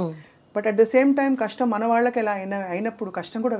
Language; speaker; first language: Telugu; native; Telugu